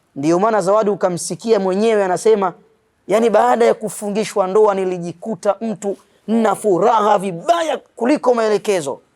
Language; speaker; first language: Swahili; native; Swahili